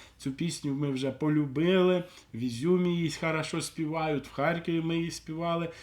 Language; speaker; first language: Ukrainian; native; Ukrainian